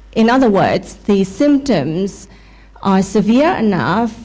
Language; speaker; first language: English; non-native, fluent; Burmese